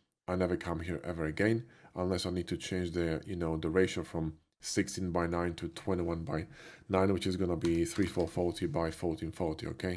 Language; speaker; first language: English; non-native, fluent; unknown